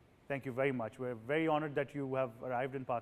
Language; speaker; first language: English; non-native, local second language; Urdu